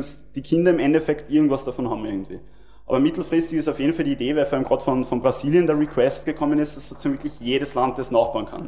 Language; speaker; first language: German; native; German